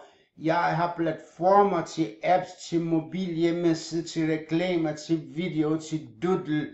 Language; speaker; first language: Danish; non-native, fluent; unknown